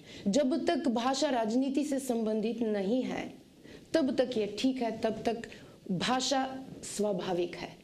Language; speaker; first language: Hindi; non-native, fluent; Bulgarian